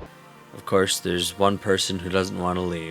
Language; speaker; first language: English; native; English